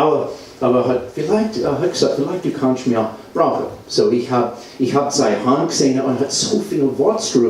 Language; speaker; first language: German; non-native, learner; English